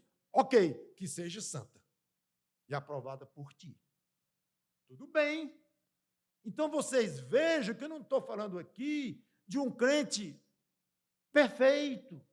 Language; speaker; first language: Portuguese; native; Portuguese